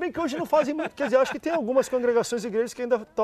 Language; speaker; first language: Portuguese; native; Portuguese